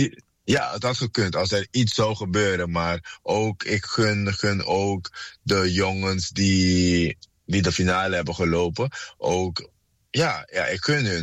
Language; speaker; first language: Dutch; non-native, fluent; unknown